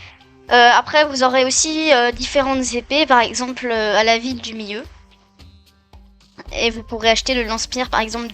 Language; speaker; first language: French; native; French